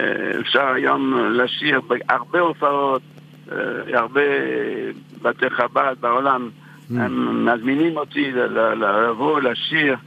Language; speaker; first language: Hebrew; non-native, fluent; French